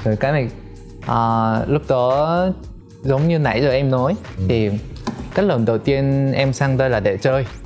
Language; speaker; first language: Vietnamese; non-native, fluent; Korean